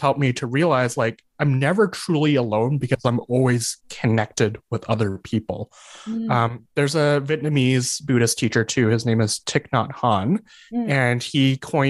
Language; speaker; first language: English; native; English